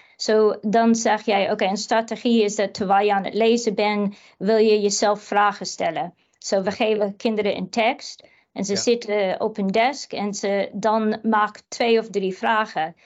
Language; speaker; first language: Dutch; non-native, fluent; English